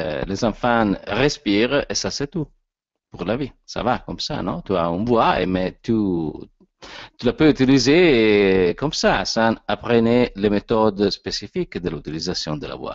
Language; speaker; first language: French; non-native, learner; Italian